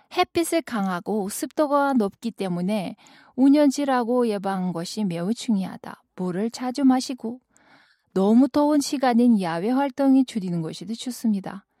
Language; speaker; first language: Korean; non-native, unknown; Kyrgyz